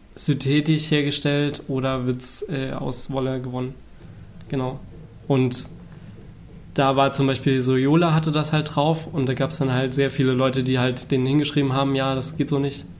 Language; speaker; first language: German; native; German